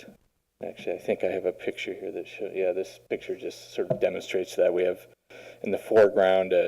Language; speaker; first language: English; native; English